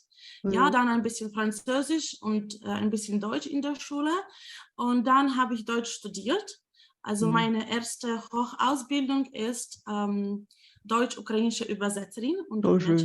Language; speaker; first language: German; non-native, fluent; Ukrainian